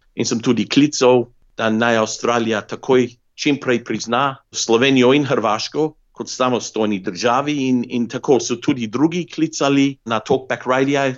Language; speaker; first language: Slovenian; early bilingual, heritage; Slovenian